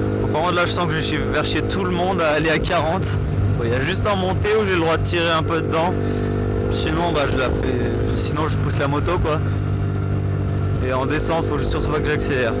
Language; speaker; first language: French; native; French